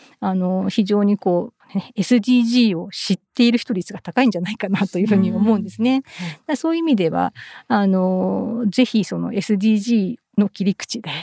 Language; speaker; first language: Japanese; native; Japanese